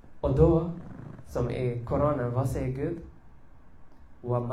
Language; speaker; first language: Swedish; early bilingual, other home language; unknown